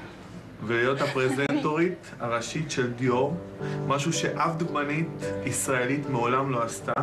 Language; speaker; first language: Hebrew; native; Hebrew